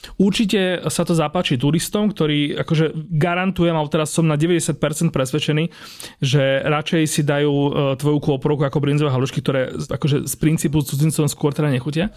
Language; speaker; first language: Slovak; native; Slovak